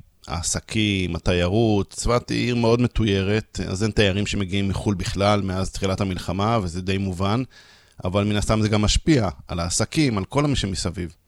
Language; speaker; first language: Hebrew; native; Hebrew